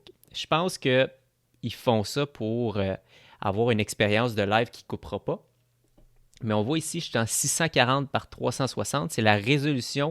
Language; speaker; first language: French; native; French